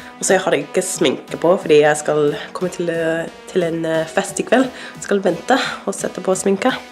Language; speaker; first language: Norwegian; non-native, learner; English